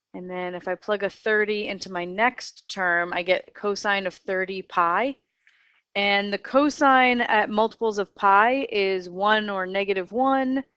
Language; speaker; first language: English; native; English